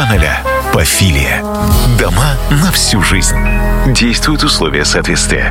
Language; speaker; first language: Russian; native; Russian